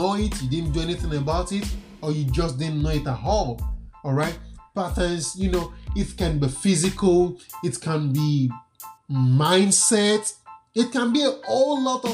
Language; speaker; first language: English; non-native, local second language; Yoruba